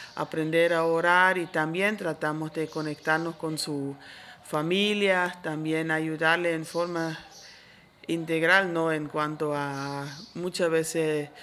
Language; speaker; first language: Spanish; non-native, fluent; Swiss German